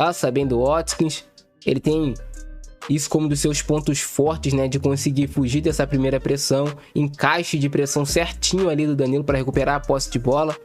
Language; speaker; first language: Portuguese; native; Portuguese